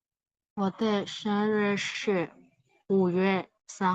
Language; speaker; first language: Chinese; non-native, learner; Burmese